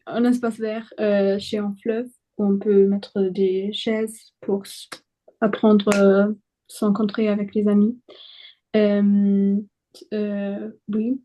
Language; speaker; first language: French; non-native, fluent; German